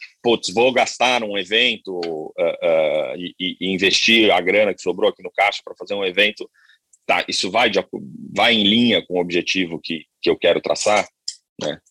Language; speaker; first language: Portuguese; native; Portuguese